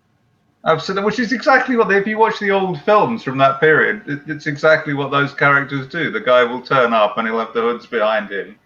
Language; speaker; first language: English; native; English